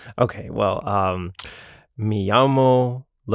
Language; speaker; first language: Spanish; non-native, learner; English